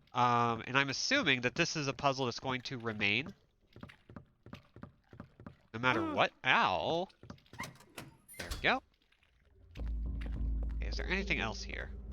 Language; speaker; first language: English; native; English